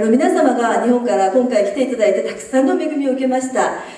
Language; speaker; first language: Japanese; early bilingual, other home language; Korean